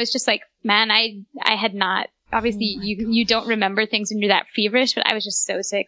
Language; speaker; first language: English; native; English